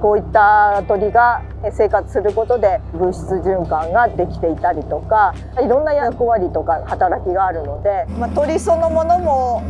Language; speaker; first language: Japanese; native; Japanese